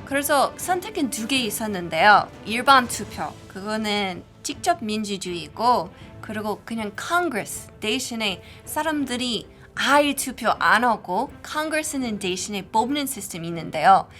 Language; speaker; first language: Korean; non-native, fluent; English